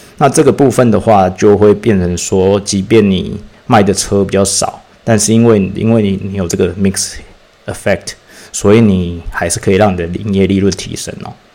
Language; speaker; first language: Chinese; native; Chinese